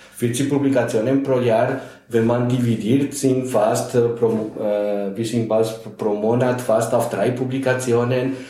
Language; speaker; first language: German; non-native, fluent; Spanish